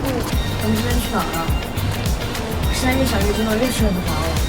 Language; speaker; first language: Chinese; native; Chinese